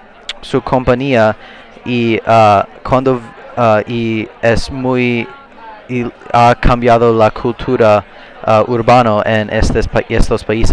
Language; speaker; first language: Spanish; non-native, learner; English